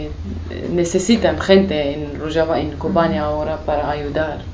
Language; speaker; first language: Spanish; non-native, learner; Kurdish